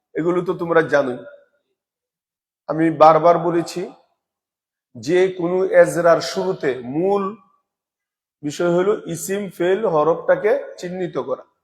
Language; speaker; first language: Bangla; native; Bangla